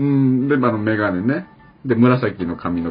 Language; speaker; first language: Japanese; native; Japanese